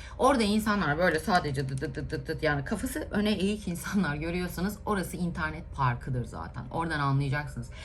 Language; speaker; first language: Turkish; native; Turkish